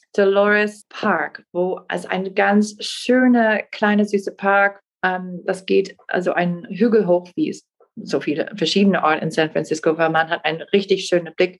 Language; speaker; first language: German; non-native, fluent; English